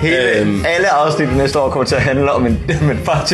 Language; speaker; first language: Danish; native; Danish